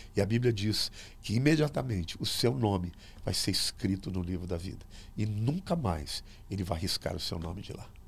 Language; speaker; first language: Portuguese; native; Portuguese